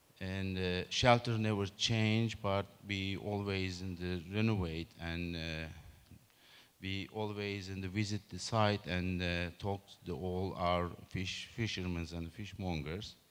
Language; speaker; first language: English; non-native, learner; Turkish